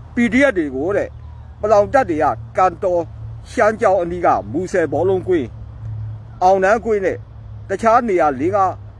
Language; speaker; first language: Burmese; native; Burmese